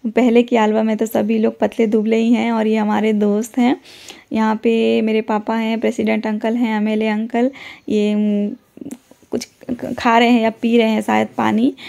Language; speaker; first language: Hindi; non-native, local second language; Odia